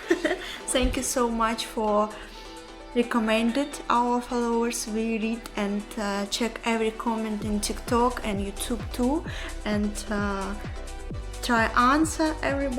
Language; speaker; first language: English; non-native, learner; Russian